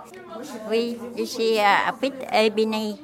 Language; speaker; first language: French; non-native, learner; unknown